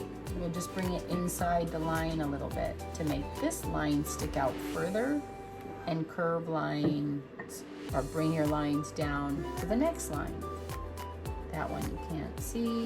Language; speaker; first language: English; native; English